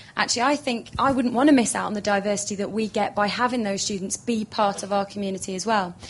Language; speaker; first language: English; native; English